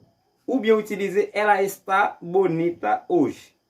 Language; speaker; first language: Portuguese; non-native, fluent; Haitian Creole